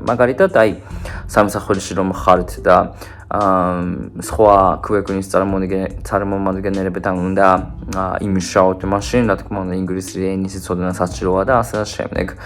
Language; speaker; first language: Georgian; non-native, fluent; Japanese